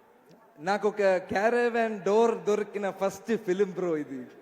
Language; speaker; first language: Telugu; non-native, learner; Malayalam